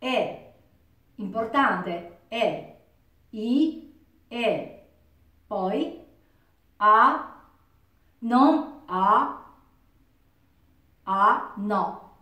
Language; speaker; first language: Italian; non-native, learner; Japanese